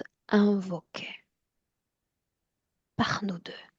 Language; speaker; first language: French; native; French